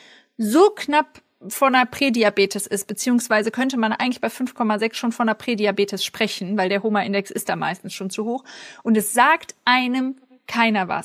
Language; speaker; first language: German; native; German